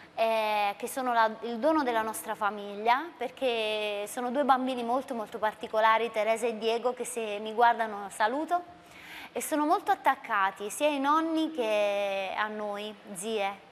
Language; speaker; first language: Italian; native; Italian